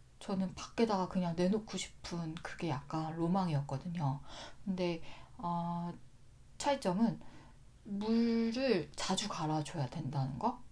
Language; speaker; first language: Korean; native; Korean